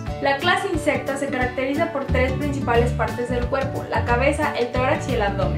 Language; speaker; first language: Spanish; native; Spanish